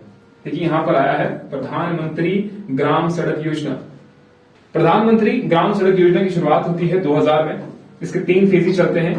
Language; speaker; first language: Hindi; native; Hindi